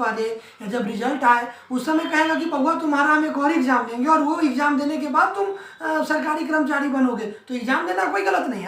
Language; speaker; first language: Hindi; native; Hindi